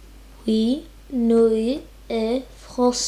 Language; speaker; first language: French; non-native, learner; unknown